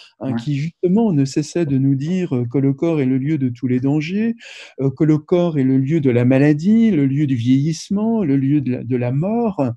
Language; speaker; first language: French; native; French